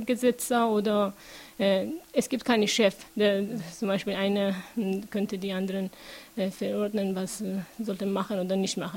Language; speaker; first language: German; non-native, learner; Persian